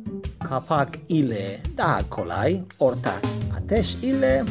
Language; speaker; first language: Turkish; non-native, learner; Spanish